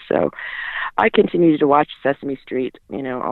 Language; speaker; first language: English; native; English